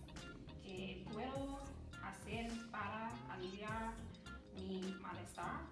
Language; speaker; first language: Spanish; non-native, learner; English